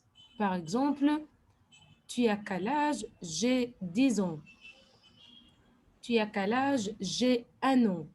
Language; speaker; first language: French; non-native, fluent; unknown